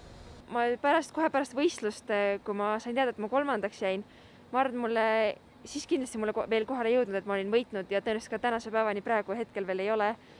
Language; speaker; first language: Estonian; native; Estonian